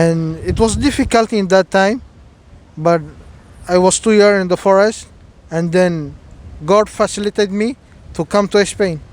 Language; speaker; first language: English; non-native, fluent; Somali